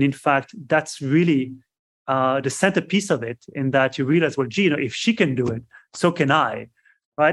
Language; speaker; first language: English; non-native, fluent; French